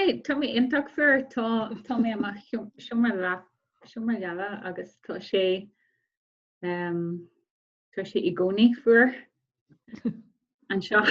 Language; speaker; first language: Irish; non-native, learner; English